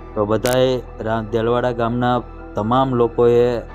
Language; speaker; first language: Gujarati; native; Gujarati